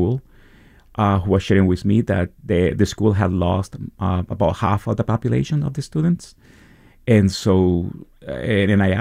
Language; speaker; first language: English; non-native, fluent; Spanish